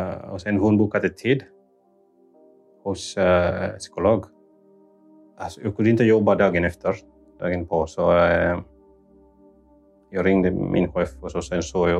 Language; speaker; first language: Swedish; non-native, fluent; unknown